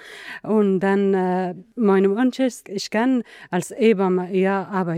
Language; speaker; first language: German; non-native, learner; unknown